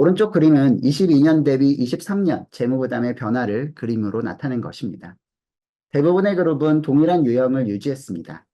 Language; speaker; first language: Korean; native; Korean